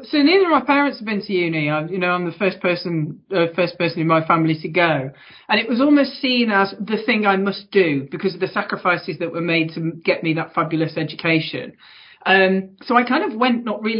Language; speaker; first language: English; native; English